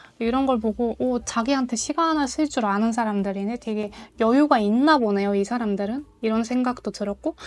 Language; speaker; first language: Korean; non-native, fluent; Mongolian